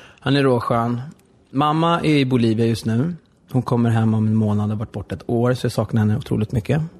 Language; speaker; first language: Swedish; native; Swedish